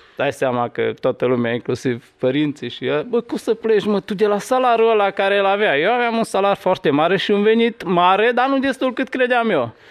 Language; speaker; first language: Romanian; non-native, local second language; Hungarian